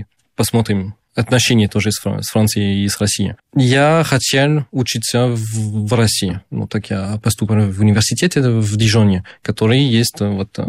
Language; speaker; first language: Russian; non-native, fluent; French